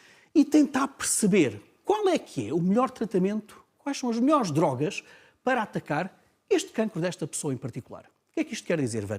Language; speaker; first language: Portuguese; native; Portuguese